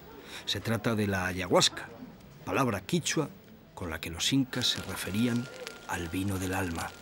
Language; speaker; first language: Spanish; native; Spanish